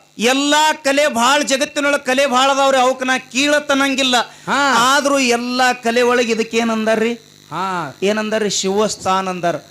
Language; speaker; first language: Kannada; non-native, local second language; Lambadi